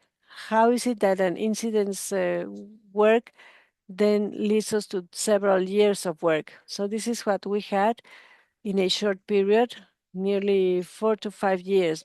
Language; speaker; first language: English; non-native, fluent; Spanish